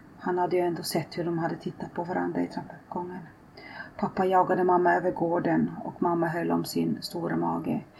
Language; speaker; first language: Swedish; early bilingual, other home language; Finnish